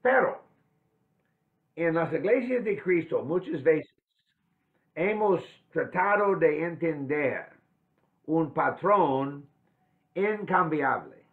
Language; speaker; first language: Spanish; non-native, fluent; English